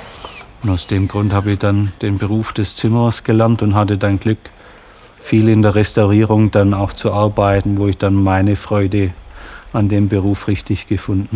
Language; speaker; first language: German; native; German